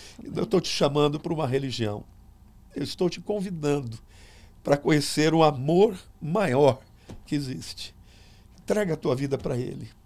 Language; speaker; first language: Portuguese; native; Portuguese